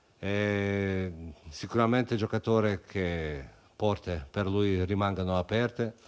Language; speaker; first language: Italian; non-native, fluent; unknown